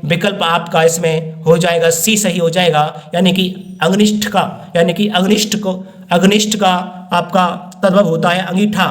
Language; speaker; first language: Hindi; native; Hindi